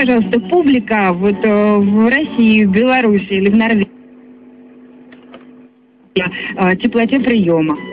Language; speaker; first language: Russian; native; Russian